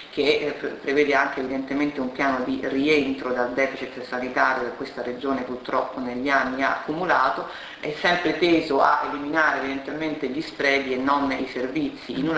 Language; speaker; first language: Italian; native; Italian